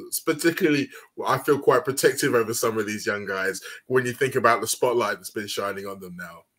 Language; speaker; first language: English; native; English